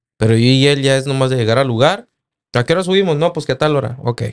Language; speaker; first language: Spanish; native; Spanish